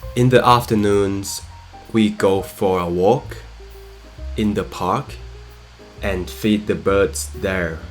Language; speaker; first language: English; non-native, fluent; Thai